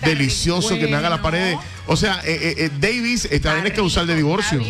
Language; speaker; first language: Spanish; native; Spanish